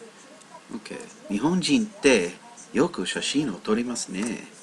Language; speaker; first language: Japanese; non-native, learner; English